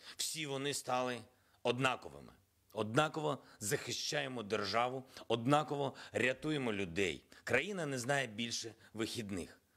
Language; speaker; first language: Ukrainian; non-native, local second language; Russian